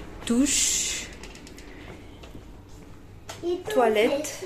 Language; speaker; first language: French; non-native, local second language; Malagasy